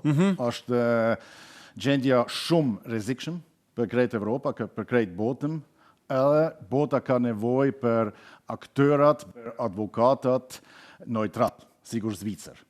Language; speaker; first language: Albanian; non-native, fluent; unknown